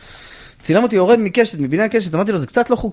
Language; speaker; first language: Hebrew; native; Hebrew